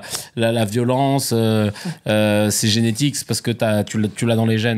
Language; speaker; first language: French; native; French